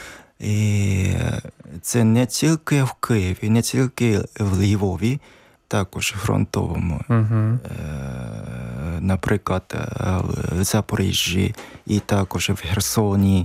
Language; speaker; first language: Ukrainian; non-native, learner; Japanese